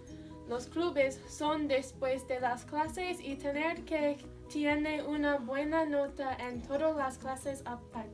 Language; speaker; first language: Spanish; non-native, learner; English